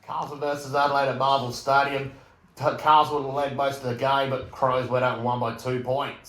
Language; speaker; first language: English; native; English